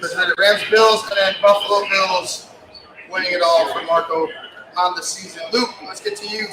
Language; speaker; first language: English; native; English